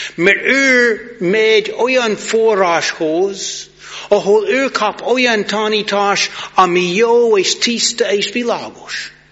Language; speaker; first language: Hungarian; non-native, fluent; English